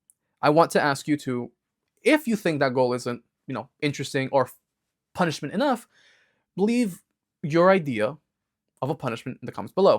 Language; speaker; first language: English; native; English